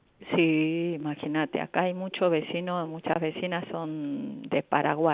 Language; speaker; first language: Spanish; non-native, fluent; Korean